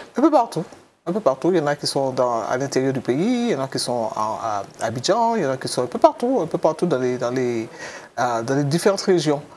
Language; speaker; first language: French; native; French